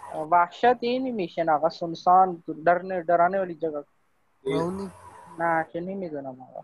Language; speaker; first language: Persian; non-native, learner; Urdu